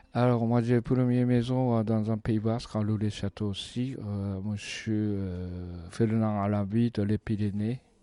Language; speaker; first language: French; non-native, learner; Japanese